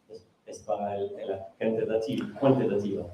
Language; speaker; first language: Spanish; non-native, fluent; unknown